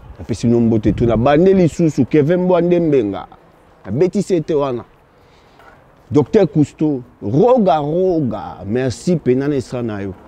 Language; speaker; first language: Lingala; native; Lingala